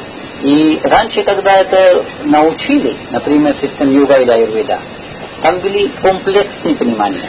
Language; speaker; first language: Russian; non-native, learner; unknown